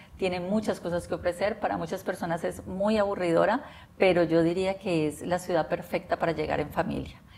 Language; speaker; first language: Spanish; native; Spanish